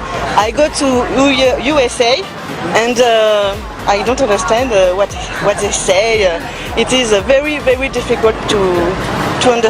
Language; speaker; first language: English; non-native, learner; French